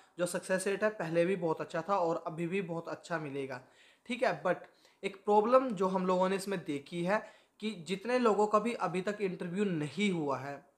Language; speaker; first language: Hindi; native; Hindi